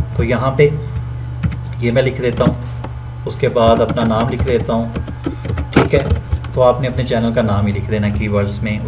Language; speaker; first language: Urdu; native; Urdu